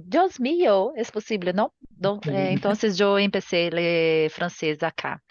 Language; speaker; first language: Spanish; non-native, learner; Portuguese